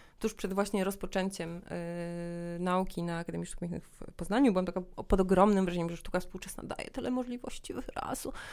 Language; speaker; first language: Polish; native; Polish